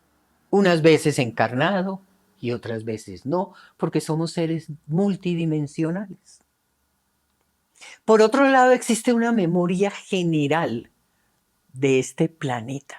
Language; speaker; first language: Spanish; native; Spanish